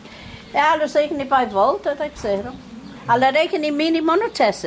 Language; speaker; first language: Greek; non-native, fluent; English